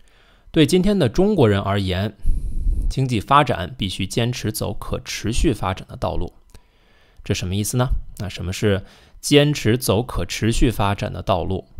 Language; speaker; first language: Chinese; non-native, fluent; English